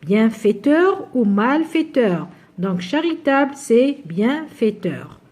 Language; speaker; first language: French; non-native, local second language; Arabic